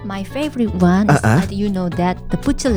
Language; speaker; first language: English; non-native, learner; Korean